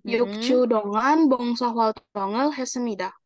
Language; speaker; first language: Korean; non-native, learner; Indonesian